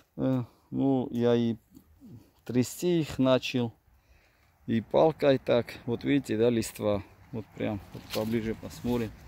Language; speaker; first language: Russian; non-native, local second language; Georgian